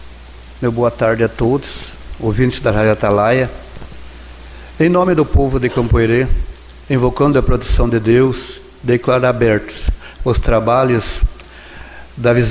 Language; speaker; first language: Portuguese; native; Portuguese